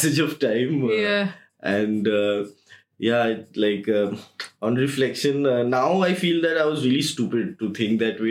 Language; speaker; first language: English; non-native, local second language; Bangla